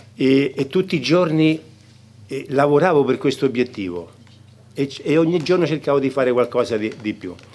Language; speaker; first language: Italian; native; Italian